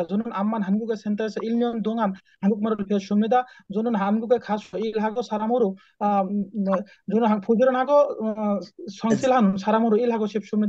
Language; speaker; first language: Korean; non-native, learner; Bangla